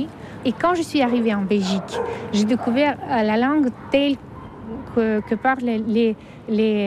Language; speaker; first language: French; non-native, fluent; Russian